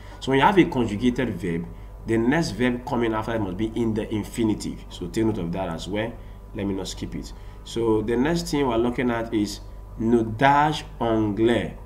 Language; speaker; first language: English; non-native, local second language; Yoruba